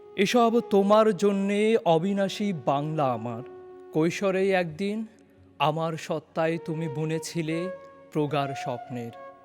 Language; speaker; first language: Bangla; native; Bangla